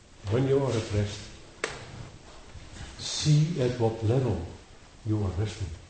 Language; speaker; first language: English; non-native, fluent; Dutch